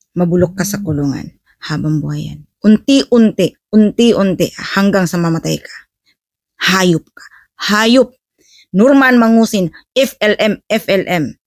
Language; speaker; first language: Filipino; native; Filipino